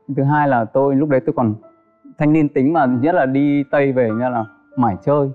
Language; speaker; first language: Vietnamese; native; Vietnamese